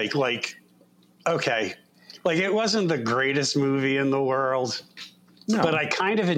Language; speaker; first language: English; native; English